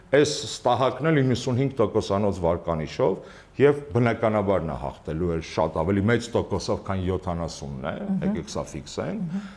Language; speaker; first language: Armenian; native; Armenian